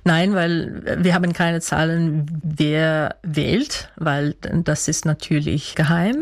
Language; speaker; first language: German; non-native, fluent; Dutch